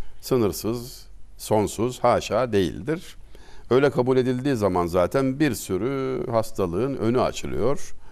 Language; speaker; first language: Turkish; native; Turkish